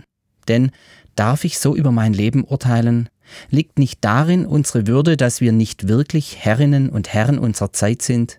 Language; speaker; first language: German; native; German